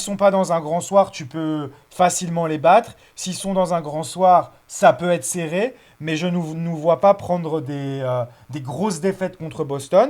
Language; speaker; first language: French; native; French